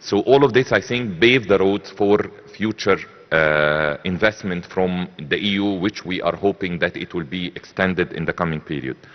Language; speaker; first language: English; non-native, fluent; Arabic